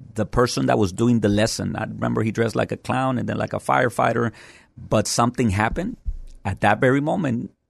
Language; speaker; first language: English; early bilingual, other home language; Spanish